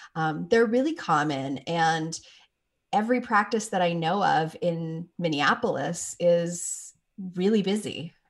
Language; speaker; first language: English; native; English